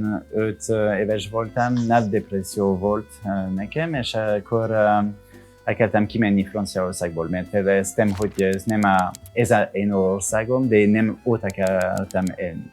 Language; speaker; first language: Hungarian; non-native, learner; French